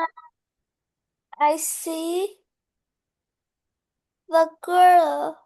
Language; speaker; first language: English; non-native, learner; Vietnamese